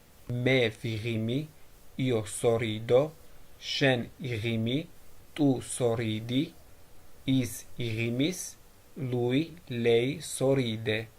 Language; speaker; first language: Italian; non-native, fluent; Georgian